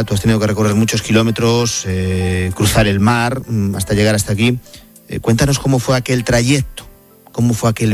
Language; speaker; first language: Spanish; native; Spanish